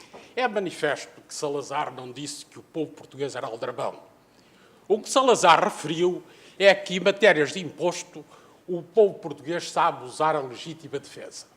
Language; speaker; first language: Portuguese; native; Portuguese